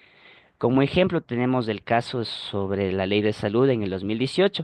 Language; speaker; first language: Spanish; native; Spanish